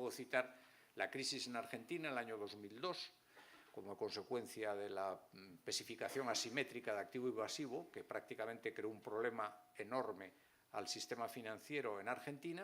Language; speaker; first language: Spanish; native; Spanish